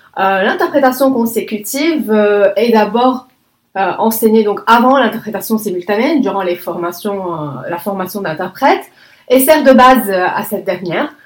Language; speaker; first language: French; non-native, local second language; Arabic